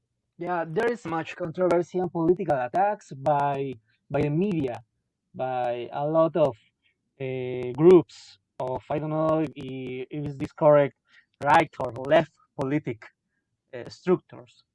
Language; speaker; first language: English; non-native, learner; Spanish